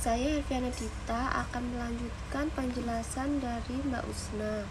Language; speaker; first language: Indonesian; native; Indonesian